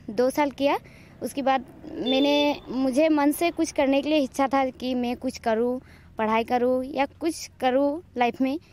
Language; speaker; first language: Hindi; non-native, local second language; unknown